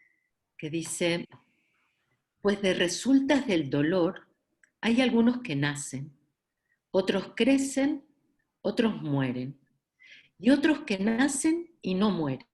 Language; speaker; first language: Spanish; native; Spanish